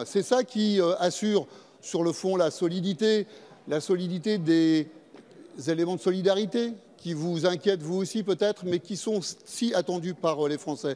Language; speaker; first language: French; native; French